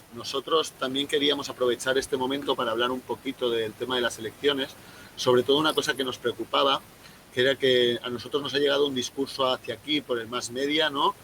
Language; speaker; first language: Spanish; native; Spanish